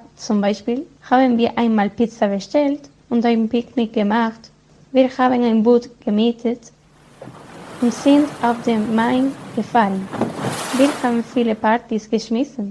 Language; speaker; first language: German; non-native, learner; Spanish